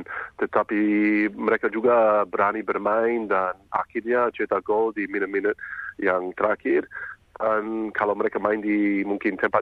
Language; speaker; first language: Indonesian; non-native, fluent; English